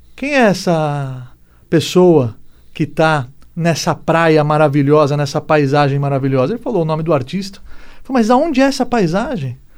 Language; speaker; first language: Portuguese; native; Portuguese